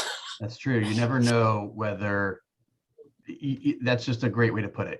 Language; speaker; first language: English; native; English